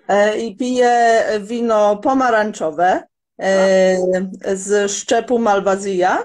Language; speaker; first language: Polish; non-native, fluent; Croatian